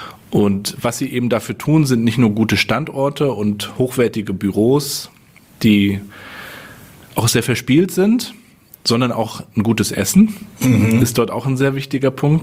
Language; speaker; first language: German; native; German